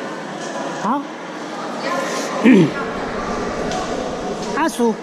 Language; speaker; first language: Chinese; native; Chinese